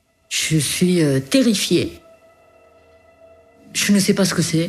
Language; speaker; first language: French; early bilingual, other home language; Korean